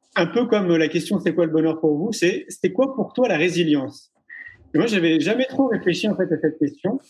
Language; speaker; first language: French; native; French